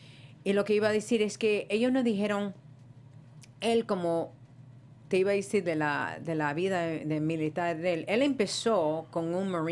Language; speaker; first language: Spanish; early bilingual, heritage; Spanish